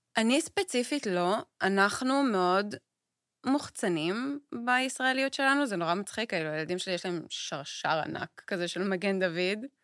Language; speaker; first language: Hebrew; native; Hebrew